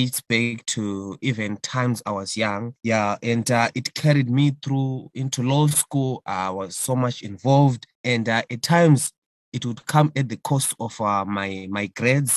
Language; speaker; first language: English; non-native, local second language; Shona